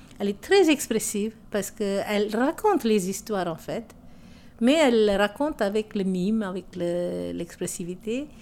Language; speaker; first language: French; non-native, local second language; Tamil